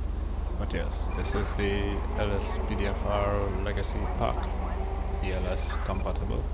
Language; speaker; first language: English; native; English